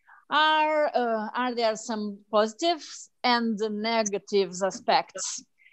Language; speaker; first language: English; non-native, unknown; Portuguese